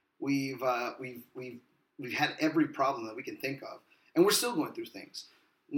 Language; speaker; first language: English; native; English